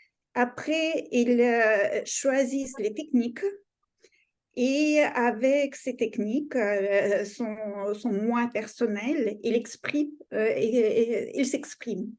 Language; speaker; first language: French; non-native, fluent; Russian